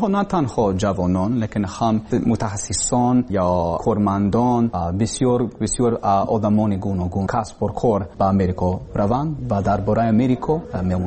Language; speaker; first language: Persian; non-native, learner; English